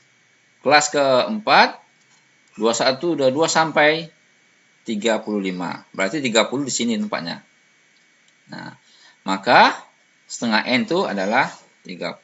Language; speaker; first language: Indonesian; native; Indonesian